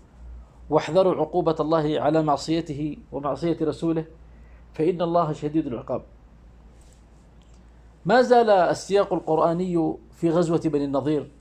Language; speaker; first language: Arabic; native; Arabic